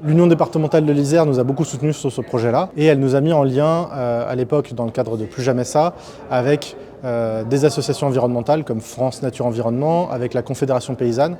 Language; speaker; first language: French; native; French